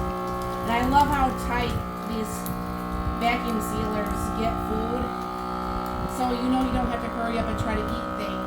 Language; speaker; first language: English; native; English